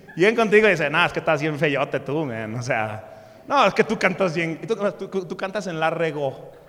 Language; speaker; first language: Spanish; early bilingual, other home language; English